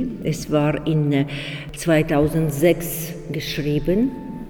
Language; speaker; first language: German; non-native, learner; Ukrainian